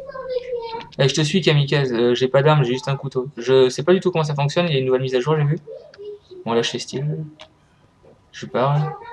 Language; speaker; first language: French; native; French